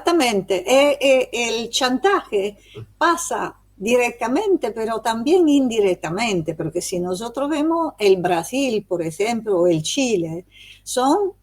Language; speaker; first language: Spanish; non-native, fluent; Italian